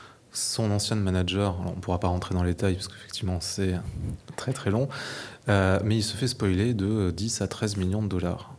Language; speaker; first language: French; native; French